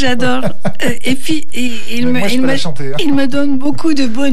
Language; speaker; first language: French; non-native, fluent; Turkish